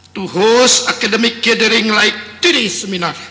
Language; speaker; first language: English; non-native, fluent; Indonesian